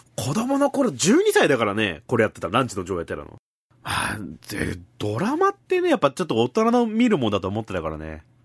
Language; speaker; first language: Japanese; native; Japanese